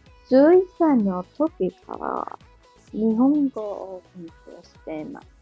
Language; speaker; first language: Japanese; non-native, learner; English